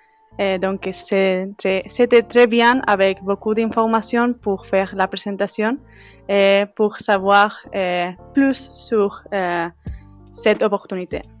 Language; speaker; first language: French; non-native, fluent; Spanish